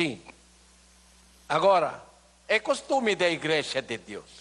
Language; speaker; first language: Portuguese; non-native, learner; Filipino